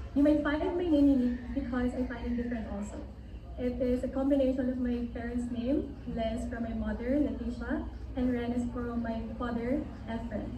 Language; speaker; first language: English; non-native, local second language; Filipino